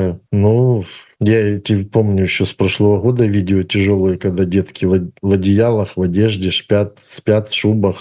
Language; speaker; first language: Russian; native; Russian